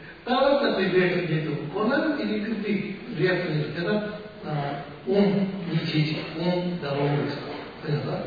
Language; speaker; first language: Russian; non-native, learner; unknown